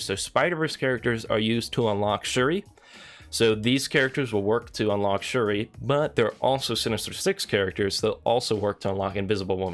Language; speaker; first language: English; native; English